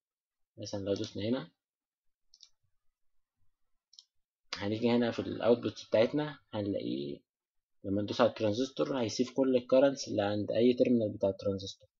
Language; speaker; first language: Arabic; native; Arabic